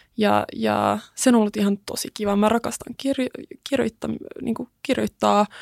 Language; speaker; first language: Finnish; early bilingual, other home language; Swedish